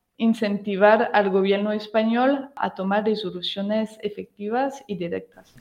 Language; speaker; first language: Spanish; non-native, fluent; French